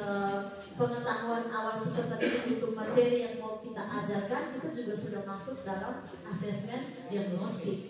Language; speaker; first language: Indonesian; native; Indonesian